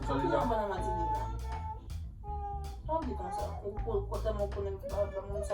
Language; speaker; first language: French; non-native, local second language; Haitian Creole